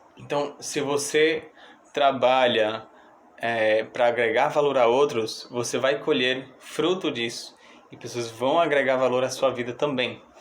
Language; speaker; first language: Portuguese; non-native, fluent; English